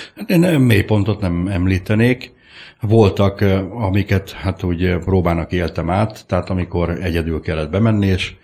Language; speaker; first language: Hungarian; native; Hungarian